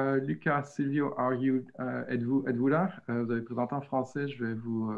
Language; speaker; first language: French; native; French